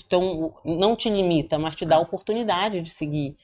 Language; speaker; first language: Portuguese; native; Portuguese